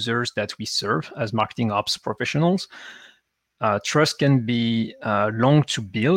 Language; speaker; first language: English; non-native, fluent; French